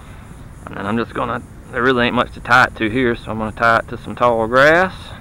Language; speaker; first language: English; native; English